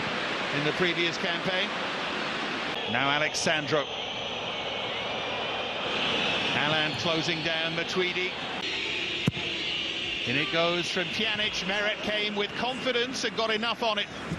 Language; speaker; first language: English; native; English